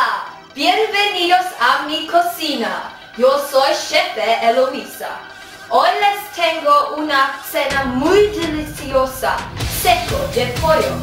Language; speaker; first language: Spanish; non-native, learner; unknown